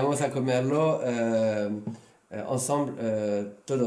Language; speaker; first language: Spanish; non-native, learner; French